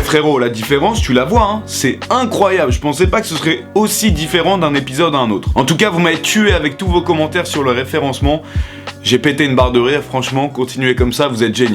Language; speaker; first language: French; native; French